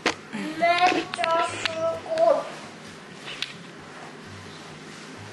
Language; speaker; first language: Japanese; early bilingual, heritage; Japanese